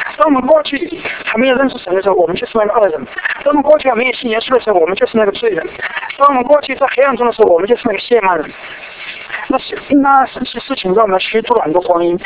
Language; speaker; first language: Chinese; native; Chinese